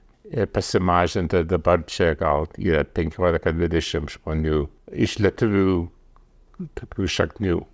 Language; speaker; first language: Lithuanian; early bilingual, heritage; Lithuanian